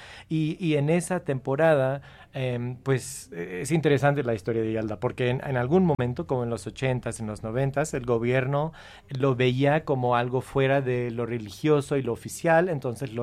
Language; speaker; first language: Spanish; non-native, fluent; English